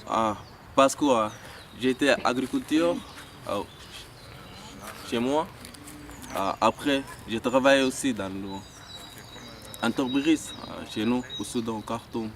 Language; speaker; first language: French; non-native, learner; Arabic